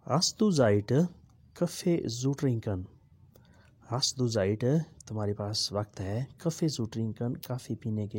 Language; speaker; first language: German; non-native, learner; Urdu